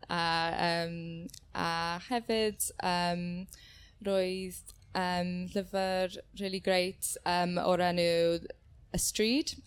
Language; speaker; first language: Welsh; non-native, learner; English